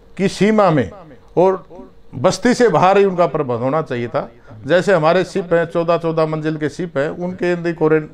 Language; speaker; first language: Hindi; native; Hindi